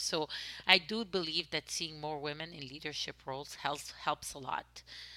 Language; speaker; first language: English; non-native, fluent; French